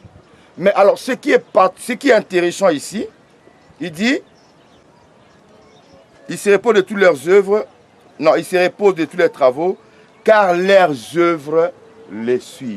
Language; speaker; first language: French; non-native, local second language; Lingala